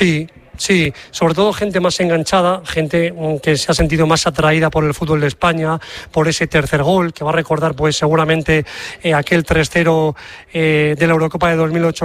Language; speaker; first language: Spanish; native; Spanish